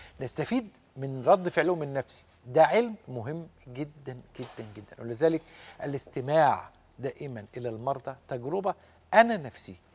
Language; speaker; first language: Arabic; native; Arabic